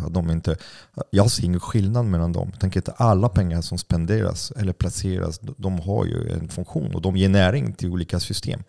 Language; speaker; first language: Swedish; non-native, fluent; French